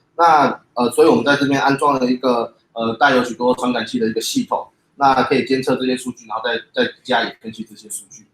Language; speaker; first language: Chinese; native; Chinese